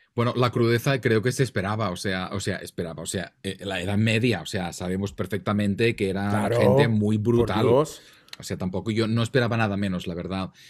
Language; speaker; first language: Spanish; native; Spanish